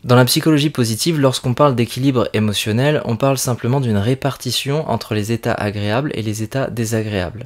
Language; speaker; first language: French; native; French